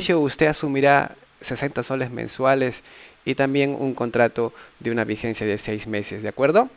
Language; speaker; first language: Spanish; native; Spanish